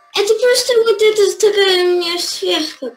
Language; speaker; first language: Russian; early bilingual, heritage; Russian